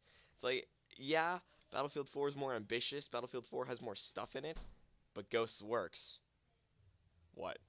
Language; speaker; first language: English; native; English